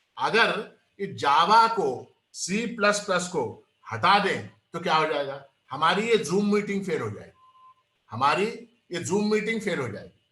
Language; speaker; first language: Hindi; non-native, local second language; Kannada